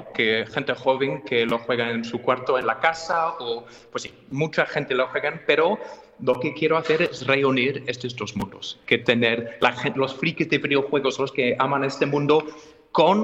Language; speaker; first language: Spanish; non-native, fluent; English